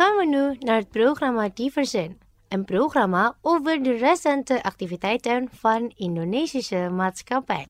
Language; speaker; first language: Dutch; non-native, fluent; Indonesian